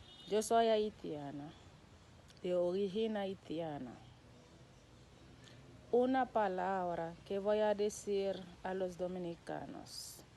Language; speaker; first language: Spanish; non-native, local second language; Haitian Creole